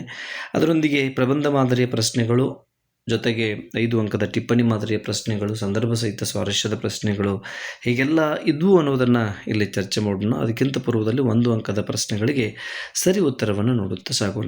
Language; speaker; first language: Kannada; native; Kannada